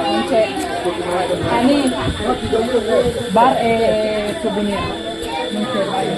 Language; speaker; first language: Italian; non-native, fluent; Filipino